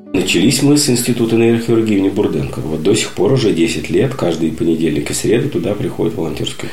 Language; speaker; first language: Russian; native; Russian